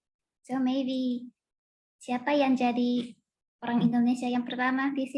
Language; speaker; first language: Indonesian; non-native, fluent; Japanese